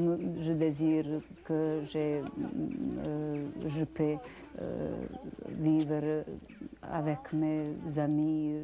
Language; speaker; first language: French; non-native, learner; Bosnian